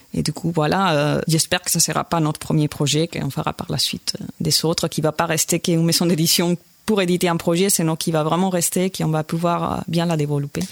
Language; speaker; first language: French; non-native, fluent; Spanish